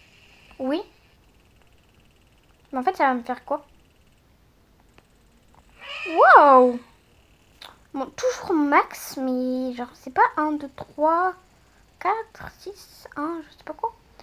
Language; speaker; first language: French; native; French